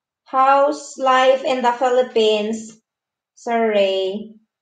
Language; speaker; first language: English; non-native, local second language; Filipino